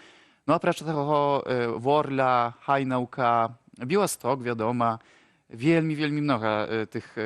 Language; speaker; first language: Polish; non-native, local second language; Ukrainian